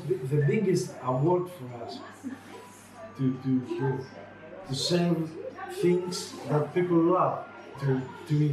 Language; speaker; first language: English; non-native, learner; Greek